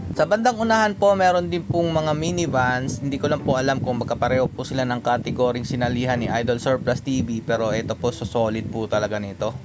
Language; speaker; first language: Filipino; non-native, local second language; Cebuano